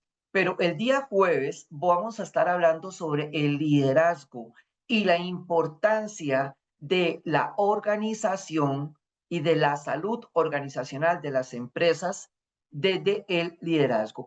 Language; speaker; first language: Spanish; native; Spanish